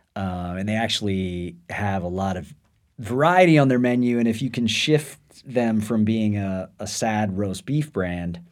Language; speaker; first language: English; native; English